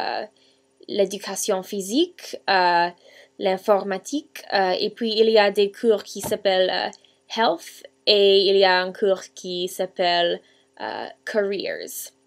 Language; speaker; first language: French; non-native, learner; English